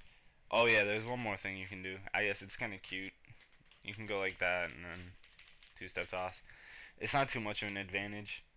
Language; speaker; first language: English; native; English